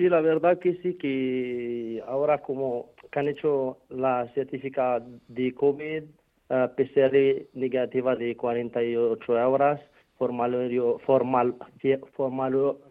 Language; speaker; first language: Spanish; non-native, fluent; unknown